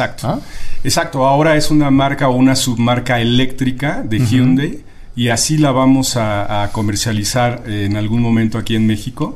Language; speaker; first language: Spanish; native; Spanish